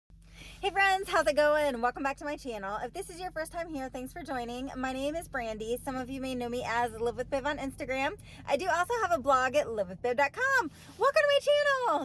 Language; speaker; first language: English; native; English